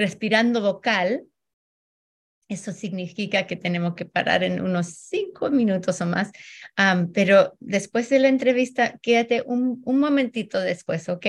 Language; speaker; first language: Spanish; early bilingual, heritage; Spanish